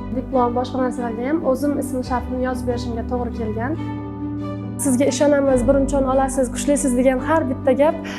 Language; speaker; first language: Uzbek; non-native, local second language; Turkmen